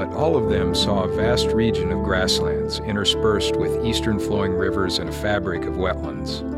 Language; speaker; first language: English; native; English